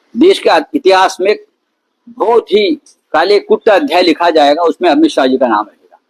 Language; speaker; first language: Hindi; non-native, local second language; Marathi